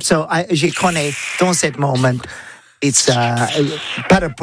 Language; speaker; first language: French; non-native, learner; English